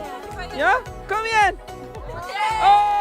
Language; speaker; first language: Norwegian; non-native, fluent; Iloko